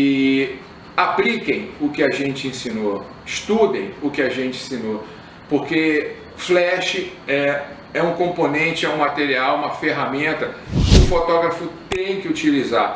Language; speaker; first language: Portuguese; native; Portuguese